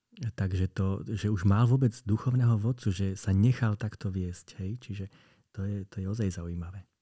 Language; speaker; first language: Slovak; native; Slovak